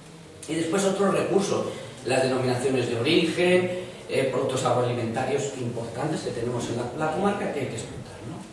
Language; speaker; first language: Spanish; native; Spanish